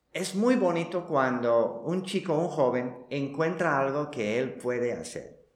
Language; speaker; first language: Spanish; non-native, fluent; English